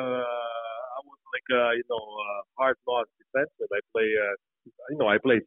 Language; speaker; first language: English; non-native, fluent; Lithuanian